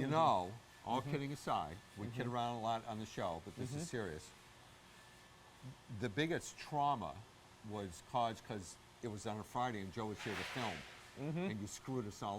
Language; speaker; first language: English; native; English